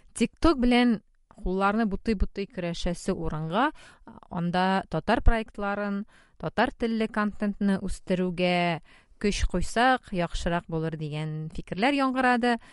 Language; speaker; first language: Tatar; native; Tatar